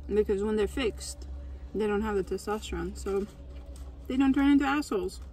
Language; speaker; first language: English; non-native, fluent; Turkish